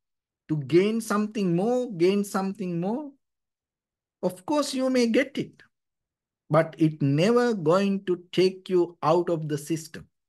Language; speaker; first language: English; non-native, fluent; Sinhala